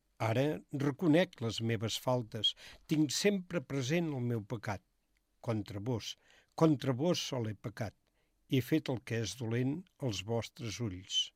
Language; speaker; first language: Catalan; native; Catalan